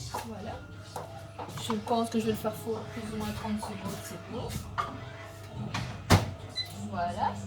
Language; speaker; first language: French; native; French